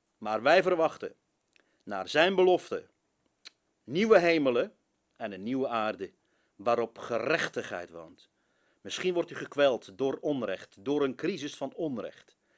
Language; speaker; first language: Dutch; native; Dutch